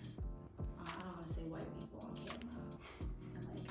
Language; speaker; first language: English; native; English